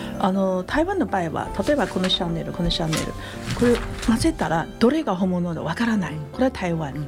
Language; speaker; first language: Japanese; non-native, fluent; Chinese